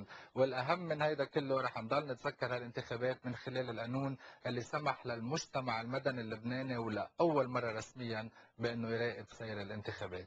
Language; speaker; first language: Arabic; native; Arabic